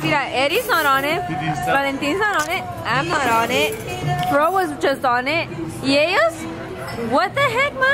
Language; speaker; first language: English; early bilingual, other home language; Spanish